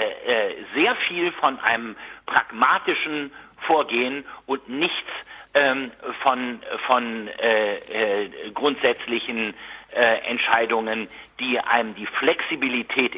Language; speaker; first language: German; native; German